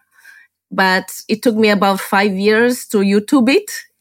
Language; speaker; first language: English; non-native, fluent; Romanian